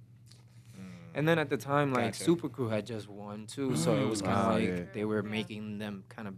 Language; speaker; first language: English; non-native, fluent; Spanish